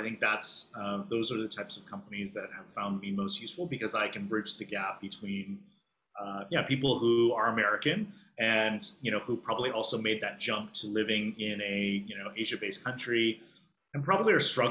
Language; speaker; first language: English; native; English